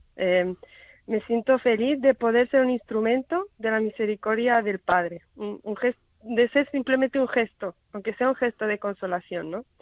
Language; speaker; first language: Spanish; native; Spanish